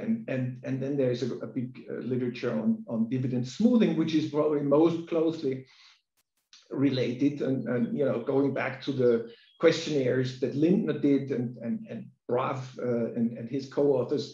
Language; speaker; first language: English; non-native, fluent; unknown